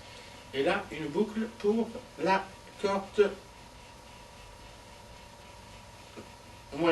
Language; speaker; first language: French; native; French